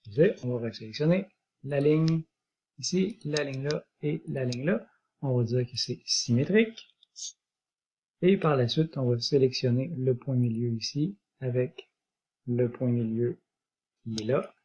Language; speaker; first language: French; native; French